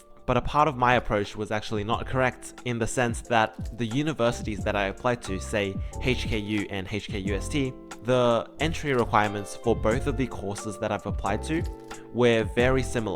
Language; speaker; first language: English; early bilingual, other home language; Chinese